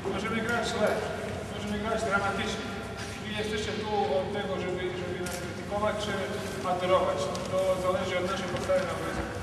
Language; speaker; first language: Polish; non-native, fluent; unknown